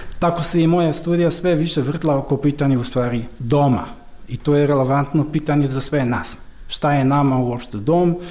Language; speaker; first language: Croatian; non-native, fluent; Dutch